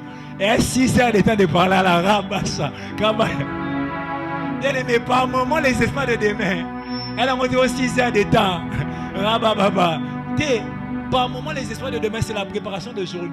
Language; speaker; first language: French; non-native, local second language; Lingala